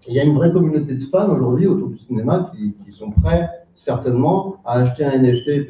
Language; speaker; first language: French; native; French